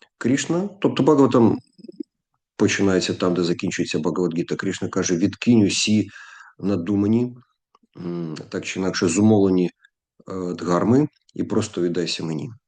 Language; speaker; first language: Ukrainian; non-native, local second language; Russian